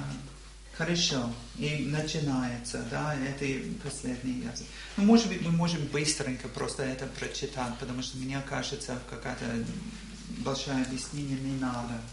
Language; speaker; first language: Russian; non-native, learner; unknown